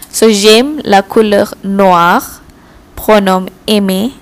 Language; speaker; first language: French; non-native, fluent; Malay